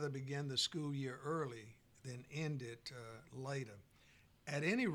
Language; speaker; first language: English; native; English